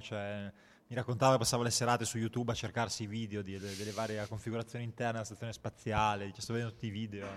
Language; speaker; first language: Italian; native; Italian